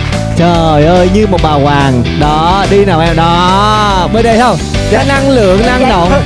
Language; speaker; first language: Vietnamese; native; Vietnamese